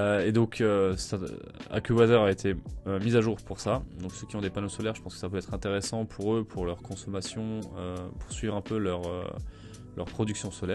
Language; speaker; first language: French; native; French